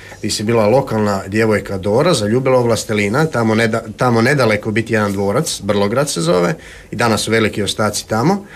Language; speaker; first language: Croatian; native; Croatian